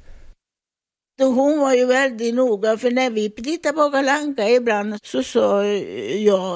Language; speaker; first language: Swedish; non-native, fluent; Italian